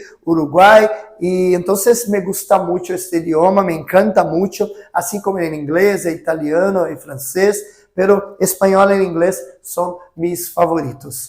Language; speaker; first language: Spanish; non-native, fluent; Portuguese